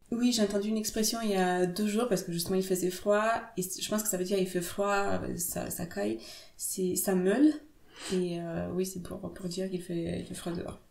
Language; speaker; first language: French; non-native, fluent; Romanian